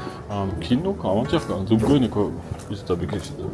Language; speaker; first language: Japanese; non-native, learner; French